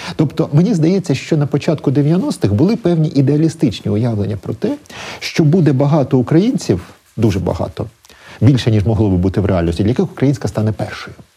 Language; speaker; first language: Ukrainian; native; Ukrainian